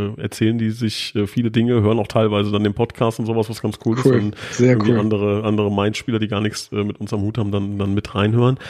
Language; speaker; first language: German; native; German